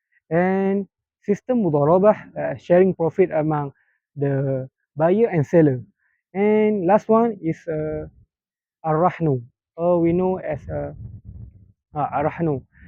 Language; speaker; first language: English; non-native, local second language; Malay